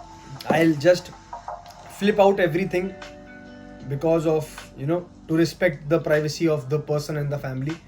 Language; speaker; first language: English; non-native, local second language; Hindi